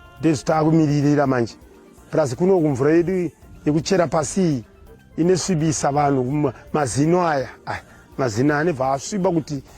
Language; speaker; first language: Shona; non-native, local second language; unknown